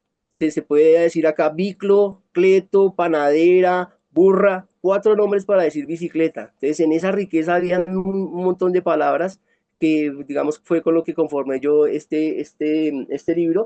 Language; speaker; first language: Spanish; native; Spanish